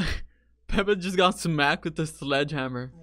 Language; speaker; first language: English; native; English